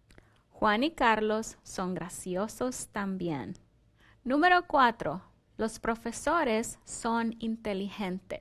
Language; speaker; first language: Spanish; non-native, fluent; English